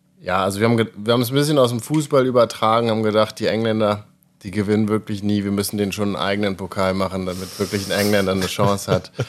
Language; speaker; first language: German; native; German